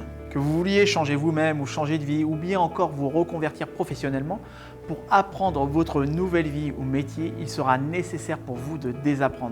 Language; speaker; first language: French; native; French